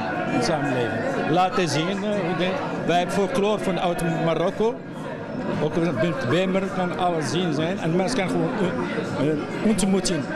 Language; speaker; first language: Dutch; non-native, learner; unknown